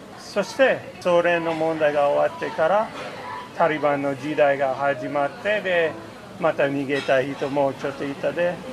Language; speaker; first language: Japanese; non-native, fluent; English